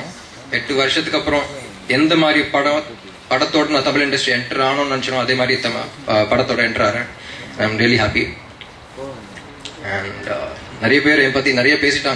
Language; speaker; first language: Tamil; non-native, local second language; Telugu